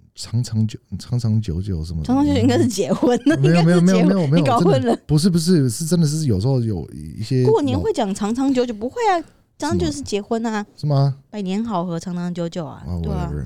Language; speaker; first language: Chinese; non-native, fluent; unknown